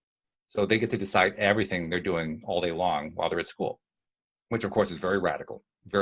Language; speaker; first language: English; native; English